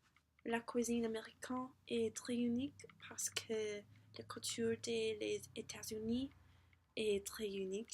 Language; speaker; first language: French; non-native, learner; English